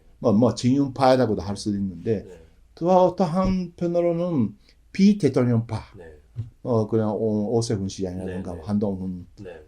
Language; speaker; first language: Korean; non-native, fluent; Japanese